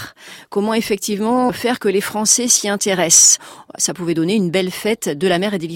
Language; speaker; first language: French; native; French